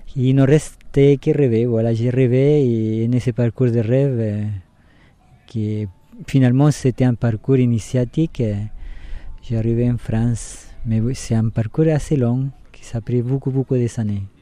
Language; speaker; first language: French; non-native, fluent; Spanish